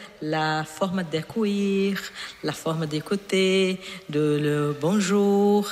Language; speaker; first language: French; non-native, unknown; Portuguese